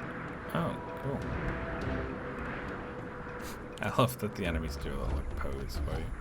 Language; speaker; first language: English; native; English